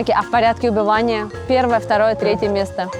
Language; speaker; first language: Russian; native; Russian